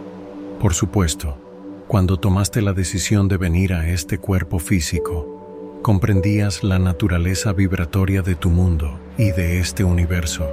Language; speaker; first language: Spanish; native; Spanish